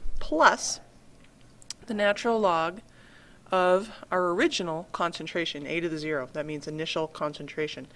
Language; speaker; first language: English; native; English